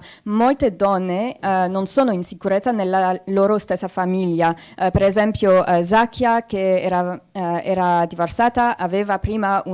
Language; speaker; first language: Italian; non-native, fluent; French